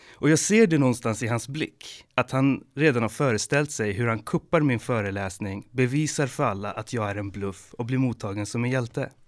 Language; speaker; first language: Swedish; native; Swedish